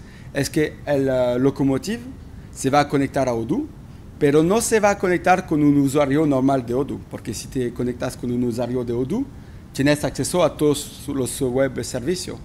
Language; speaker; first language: Spanish; non-native, fluent; French